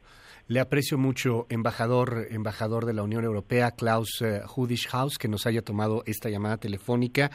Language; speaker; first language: Spanish; native; Spanish